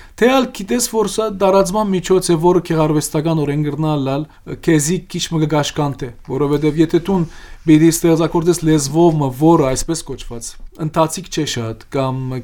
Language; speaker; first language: Armenian; early bilingual, heritage; Armenian